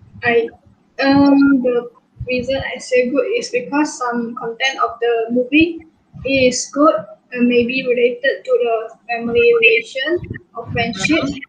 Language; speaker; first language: English; non-native, local second language; Malay